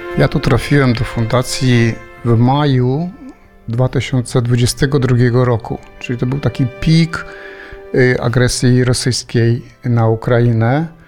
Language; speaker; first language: Polish; early bilingual, heritage; Polish